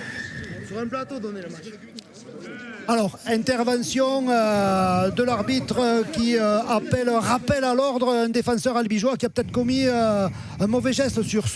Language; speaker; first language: French; native; French